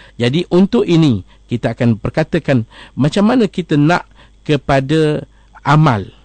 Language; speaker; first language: Malay; native; Malay